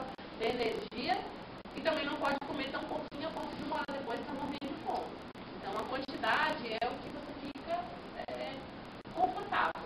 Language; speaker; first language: Portuguese; native; Portuguese